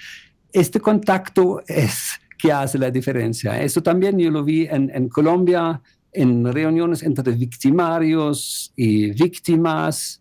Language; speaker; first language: Spanish; non-native, fluent; German